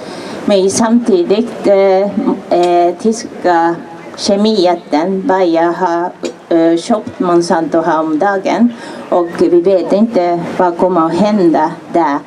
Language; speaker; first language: Swedish; non-native, fluent; Japanese